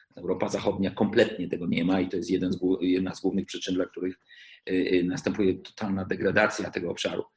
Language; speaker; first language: Polish; early bilingual, heritage; Polish